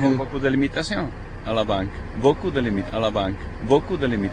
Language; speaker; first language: French; non-native, fluent; Spanish